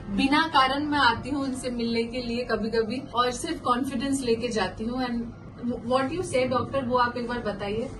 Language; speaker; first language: Hindi; non-native, local second language; Bangla